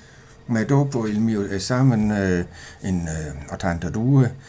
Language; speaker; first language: Italian; non-native, fluent; Danish